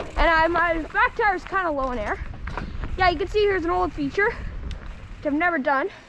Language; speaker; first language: English; native; English